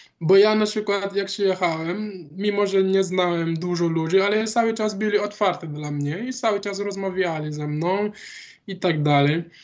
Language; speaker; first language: Polish; non-native, learner; Wolof